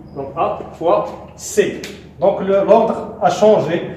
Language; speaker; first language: French; non-native, local second language; Arabic